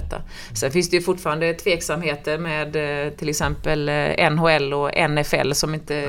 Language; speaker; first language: Swedish; native; Swedish